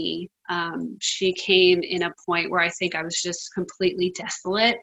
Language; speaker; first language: English; native; English